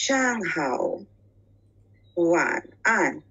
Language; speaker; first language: Chinese; non-native, learner; English